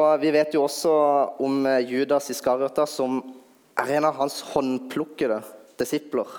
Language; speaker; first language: Norwegian; native; Norwegian